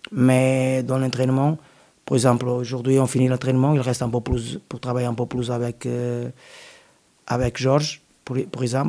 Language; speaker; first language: French; non-native, learner; Portuguese